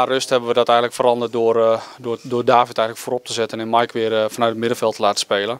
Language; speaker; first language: Dutch; native; Dutch